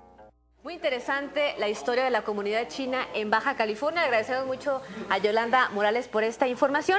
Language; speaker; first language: Spanish; native; Spanish